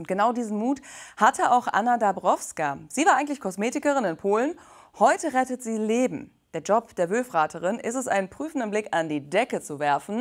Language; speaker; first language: German; native; German